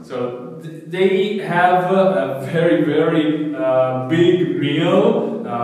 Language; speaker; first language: English; non-native, fluent; Italian